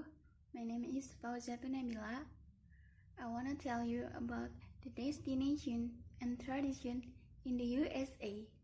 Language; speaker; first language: English; non-native, learner; Indonesian